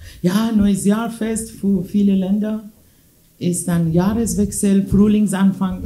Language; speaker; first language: German; non-native, fluent; Persian